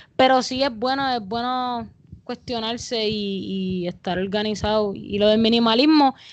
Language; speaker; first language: Spanish; native; Spanish